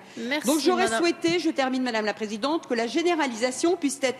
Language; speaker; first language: French; native; French